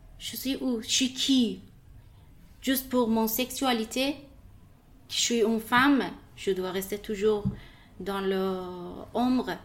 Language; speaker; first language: French; non-native, learner; Persian